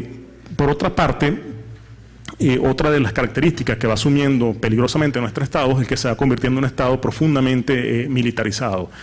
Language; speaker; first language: Spanish; native; Spanish